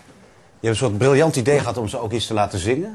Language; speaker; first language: Dutch; native; Dutch